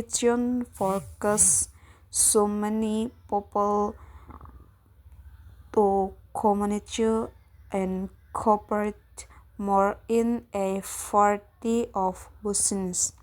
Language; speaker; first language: English; non-native, learner; Indonesian